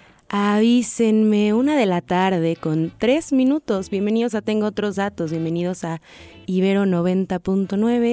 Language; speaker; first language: Spanish; native; Spanish